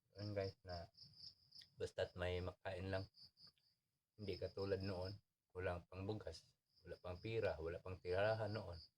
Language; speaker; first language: Filipino; non-native, local second language; Cebuano